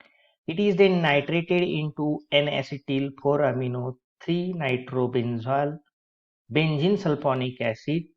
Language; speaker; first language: English; non-native, local second language; Marathi